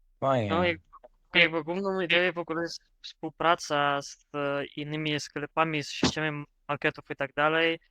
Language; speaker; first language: Polish; non-native, fluent; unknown